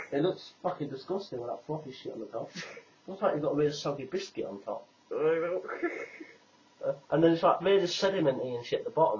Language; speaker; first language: English; native; English